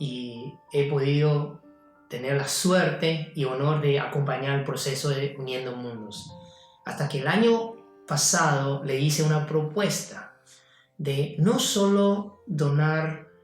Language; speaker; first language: Spanish; non-native, fluent; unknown